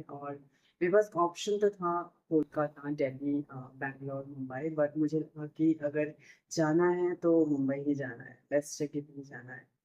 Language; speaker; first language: Hindi; non-native, local second language; Bangla